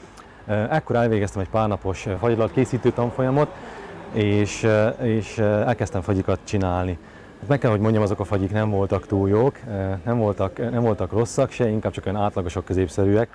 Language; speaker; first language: Hungarian; native; Hungarian